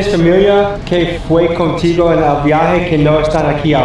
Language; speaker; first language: Spanish; non-native, learner; English